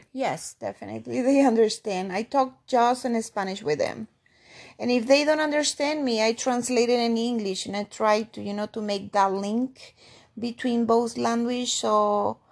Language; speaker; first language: English; non-native, fluent; Spanish